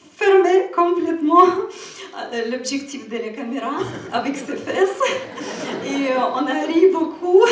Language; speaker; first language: French; non-native, fluent; Ukrainian